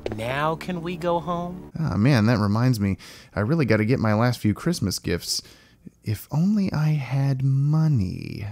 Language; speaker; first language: English; native; English